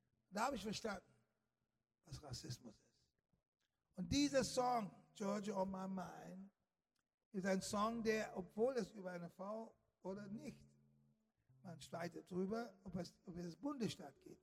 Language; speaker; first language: German; non-native, fluent; English